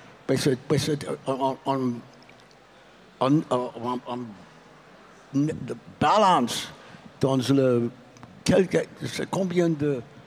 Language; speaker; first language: French; non-native, learner; English